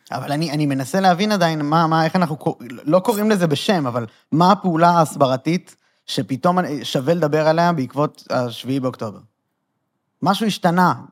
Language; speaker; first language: Hebrew; native; Hebrew